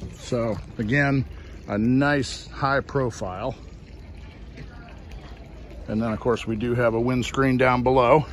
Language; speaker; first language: English; native; English